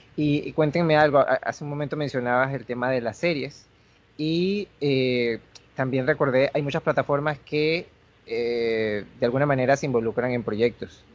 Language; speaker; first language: Spanish; native; Spanish